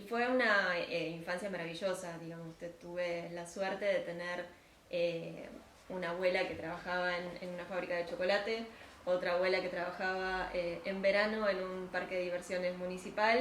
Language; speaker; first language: Spanish; early bilingual, other home language; Ukrainian